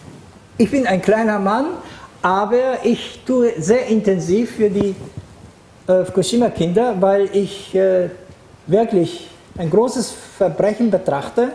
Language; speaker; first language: German; non-native, fluent; Japanese